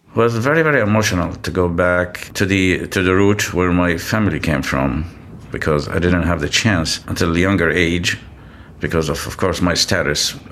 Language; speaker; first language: English; non-native, fluent; Arabic